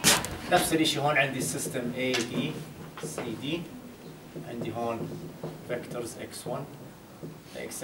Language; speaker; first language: Arabic; native; Arabic